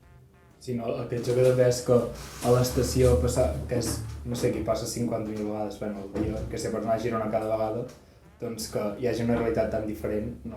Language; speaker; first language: Catalan; native; Catalan